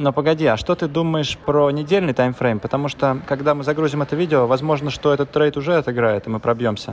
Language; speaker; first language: Russian; native; Russian